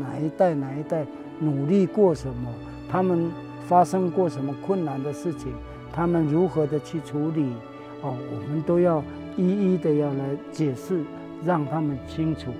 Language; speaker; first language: Chinese; non-native, local second language; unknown